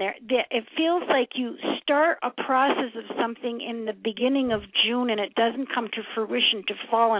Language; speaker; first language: English; native; English